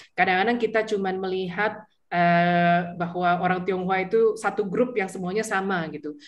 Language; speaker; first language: Indonesian; early bilingual, heritage; Indonesian